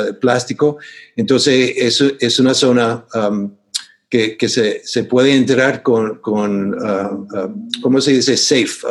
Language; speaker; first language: Spanish; non-native, fluent; English